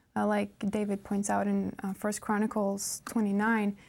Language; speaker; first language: English; non-native, fluent; Norwegian